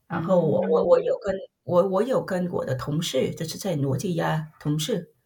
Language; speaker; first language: Chinese; non-native, fluent; Vietnamese